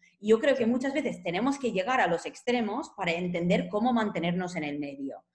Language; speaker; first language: Spanish; non-native, fluent; English